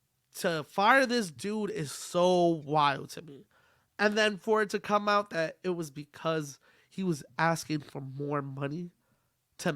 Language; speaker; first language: English; native; English